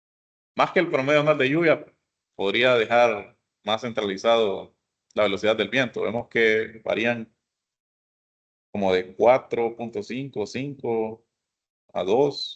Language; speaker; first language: Spanish; native; Spanish